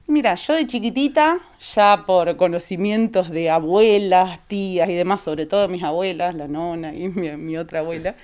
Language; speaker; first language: Spanish; native; Spanish